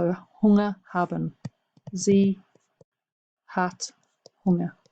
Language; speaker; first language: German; non-native, fluent; English